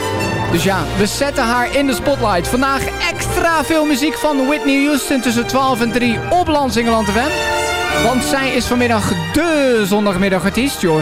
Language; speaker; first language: Dutch; native; Dutch